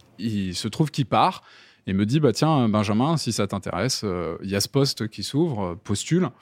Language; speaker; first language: French; native; French